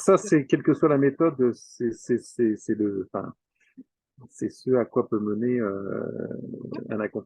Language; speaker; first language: French; native; French